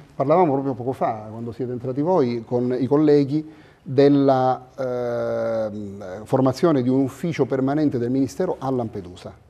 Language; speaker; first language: Italian; native; Italian